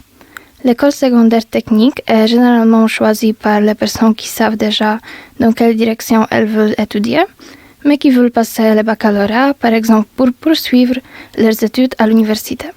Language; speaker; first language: French; non-native, learner; Polish